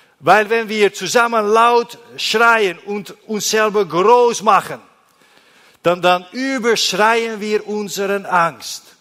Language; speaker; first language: German; non-native, learner; Dutch